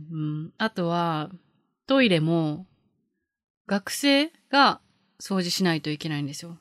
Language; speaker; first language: Japanese; native; Japanese